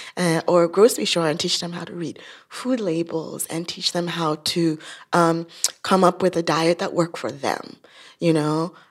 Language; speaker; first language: English; non-native, local second language; Yoruba